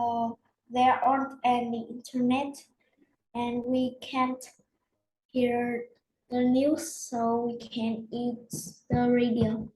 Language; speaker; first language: English; non-native, learner; Vietnamese